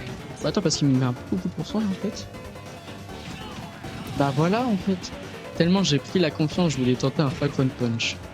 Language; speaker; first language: French; native; French